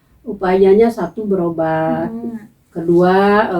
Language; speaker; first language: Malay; non-native, local second language; Sundanese